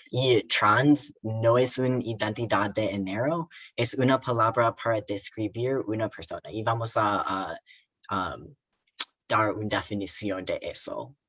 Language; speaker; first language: Spanish; non-native, learner; English